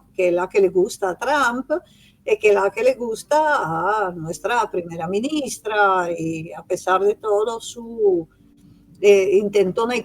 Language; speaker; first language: Spanish; non-native, fluent; Italian